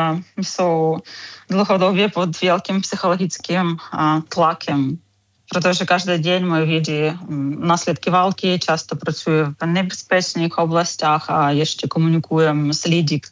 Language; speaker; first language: Czech; non-native, fluent; Ukrainian